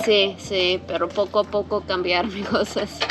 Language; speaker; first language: Spanish; non-native, learner; English